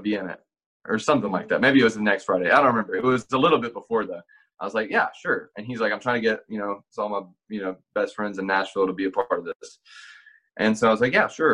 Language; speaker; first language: English; native; English